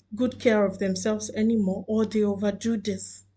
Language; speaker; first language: English; non-native, local second language; Yoruba